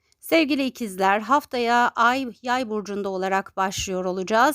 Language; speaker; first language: Turkish; native; Turkish